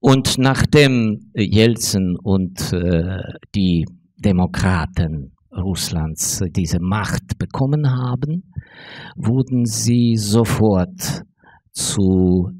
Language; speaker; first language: German; non-native, fluent; Ukrainian